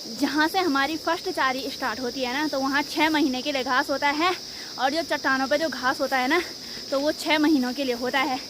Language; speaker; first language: Hindi; native; Hindi